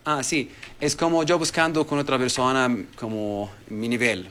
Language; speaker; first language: Spanish; non-native, learner; Arabic